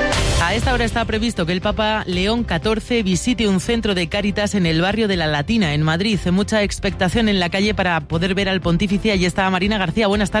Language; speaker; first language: Spanish; native; Spanish